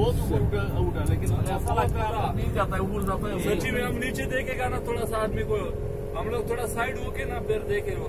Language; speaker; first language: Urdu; non-native, learner; Bangla